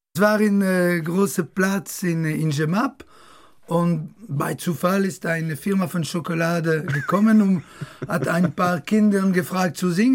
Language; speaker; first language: German; non-native, learner; French